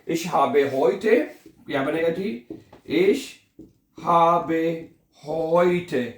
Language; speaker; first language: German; non-native, fluent; Urdu